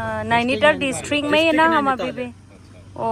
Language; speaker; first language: Hindi; non-native, learner; Burmese